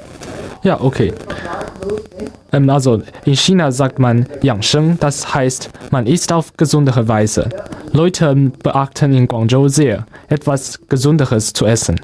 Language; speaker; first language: German; non-native, learner; Chinese